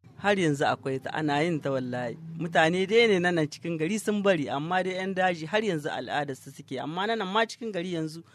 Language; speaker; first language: Hausa; non-native, local second language; Tamasheq